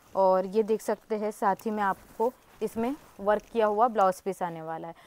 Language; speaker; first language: Hindi; non-native, local second language; Marathi